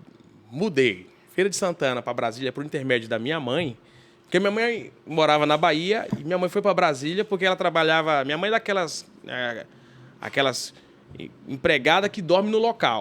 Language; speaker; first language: Portuguese; native; Portuguese